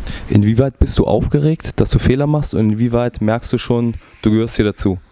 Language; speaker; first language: German; native; German